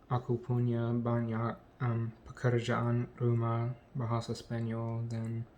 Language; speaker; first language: Indonesian; non-native, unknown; English